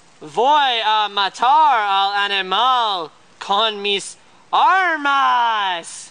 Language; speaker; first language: Spanish; non-native, learner; English